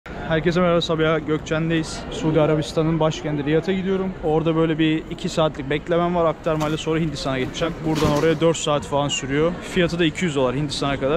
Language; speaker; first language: Turkish; native; Turkish